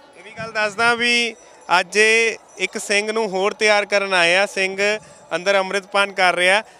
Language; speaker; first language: Punjabi; native; Punjabi